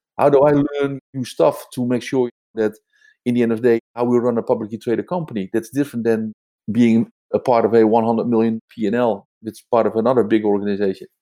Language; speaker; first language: English; non-native, fluent; Dutch